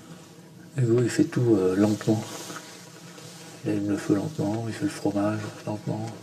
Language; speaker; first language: French; native; French